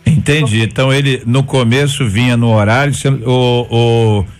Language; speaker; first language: Portuguese; native; Portuguese